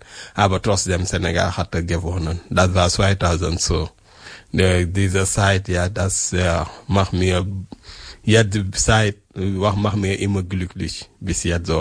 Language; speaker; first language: German; non-native, learner; French